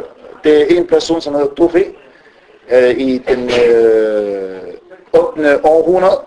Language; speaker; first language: Danish; early bilingual, other home language; Arabic